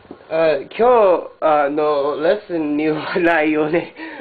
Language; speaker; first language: Japanese; non-native, learner; English